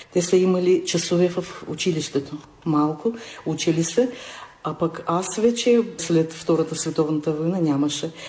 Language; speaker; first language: Bulgarian; early bilingual, heritage; Bulgarian